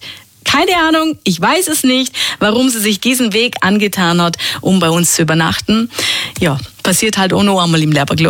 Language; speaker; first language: German; native; German